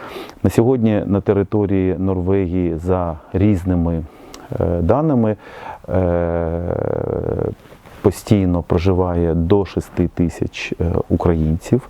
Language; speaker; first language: Ukrainian; native; Ukrainian